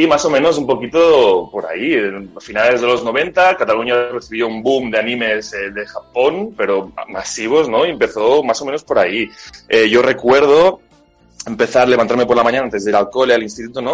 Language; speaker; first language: Spanish; native; Spanish